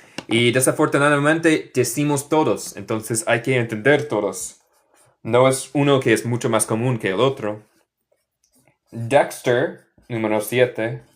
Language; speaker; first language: Spanish; non-native, fluent; English